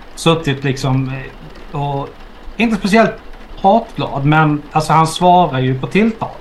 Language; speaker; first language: Swedish; native; Swedish